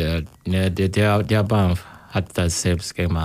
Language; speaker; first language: German; non-native, learner; Kinyarwanda